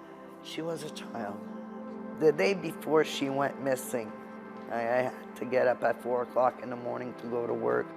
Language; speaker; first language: English; non-native, local second language; French